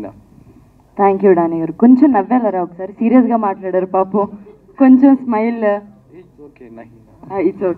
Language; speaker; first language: Telugu; native; Telugu